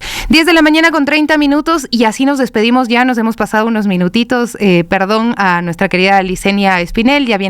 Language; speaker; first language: Spanish; native; Spanish